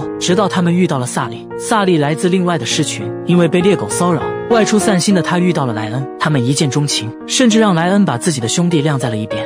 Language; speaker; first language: Chinese; native; Chinese